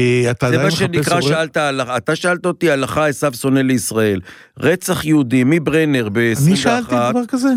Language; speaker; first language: Hebrew; native; Hebrew